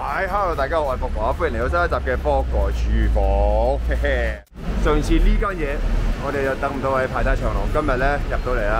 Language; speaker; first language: Cantonese; native; Cantonese